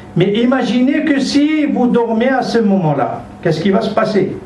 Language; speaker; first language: French; non-native, local second language; Arabic